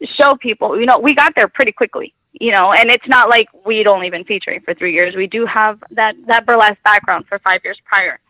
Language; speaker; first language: English; early bilingual, other home language; Spanish